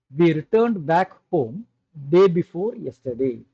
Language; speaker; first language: English; non-native, local second language; Tamil